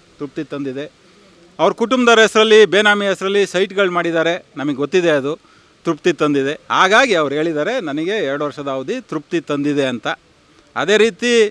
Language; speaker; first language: Kannada; native; Kannada